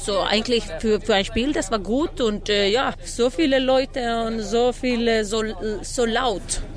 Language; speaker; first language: German; non-native, learner; English